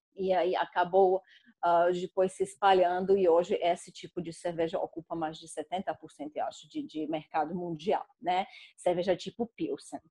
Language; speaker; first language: Portuguese; non-native, fluent; Czech